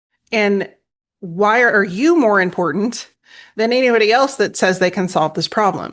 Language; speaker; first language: English; native; English